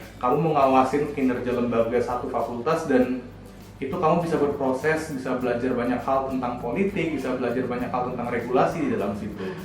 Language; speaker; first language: Indonesian; native; Indonesian